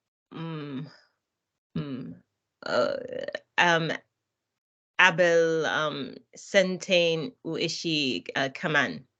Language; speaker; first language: Arabic; non-native, learner; English